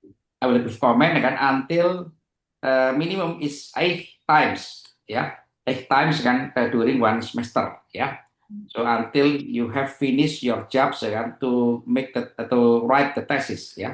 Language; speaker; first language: English; non-native, learner; Indonesian